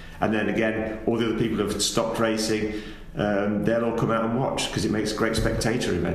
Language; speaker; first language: English; native; English